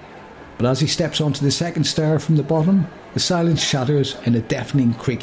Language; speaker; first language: English; native; English